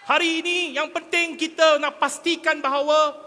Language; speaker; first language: Malay; non-native, local second language; Chinese